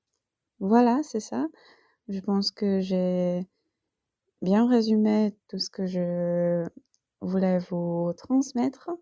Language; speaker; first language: French; non-native, fluent; Polish